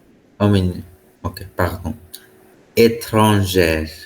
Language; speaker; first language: French; non-native, fluent; Hindi